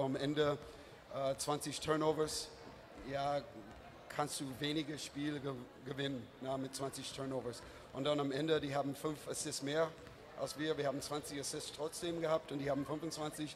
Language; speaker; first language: German; non-native, fluent; English